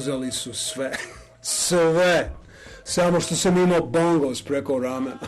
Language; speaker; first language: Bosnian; non-native, learner; English